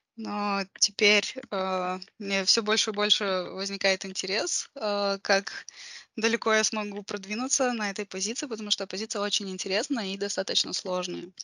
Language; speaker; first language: Russian; native; Russian